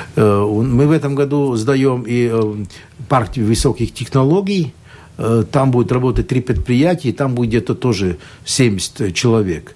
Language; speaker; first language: Russian; non-native, local second language; Latvian